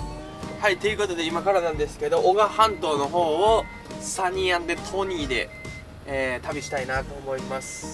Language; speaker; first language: Japanese; native; Japanese